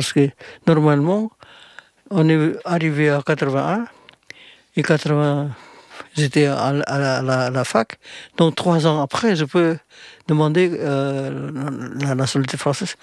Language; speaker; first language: French; non-native, fluent; Indonesian